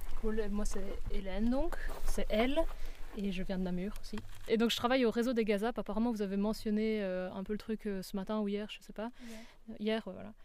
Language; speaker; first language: French; native; French